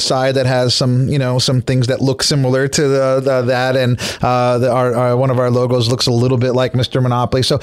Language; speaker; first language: English; native; English